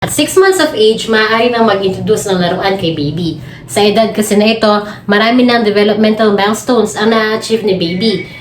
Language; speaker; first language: Filipino; non-native, local second language; Cebuano